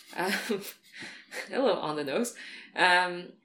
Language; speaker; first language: English; non-native, fluent; Chinese